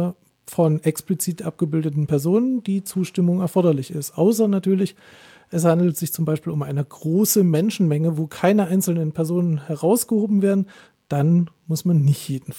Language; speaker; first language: German; native; German